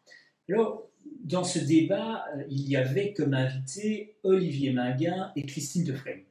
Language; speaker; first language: French; native; French